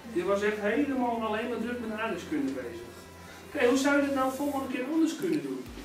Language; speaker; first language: Dutch; native; Dutch